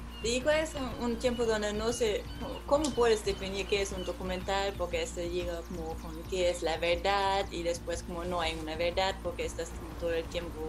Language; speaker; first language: Spanish; non-native, fluent; German